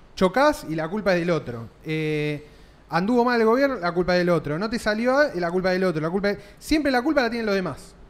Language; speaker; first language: Spanish; native; Spanish